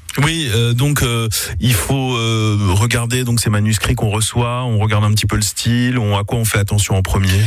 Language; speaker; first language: French; native; French